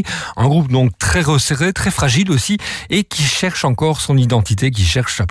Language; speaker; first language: French; native; French